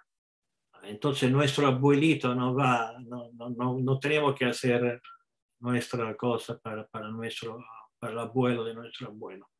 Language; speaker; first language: Spanish; non-native, fluent; Italian